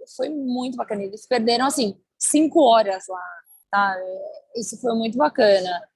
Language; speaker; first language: Portuguese; native; Portuguese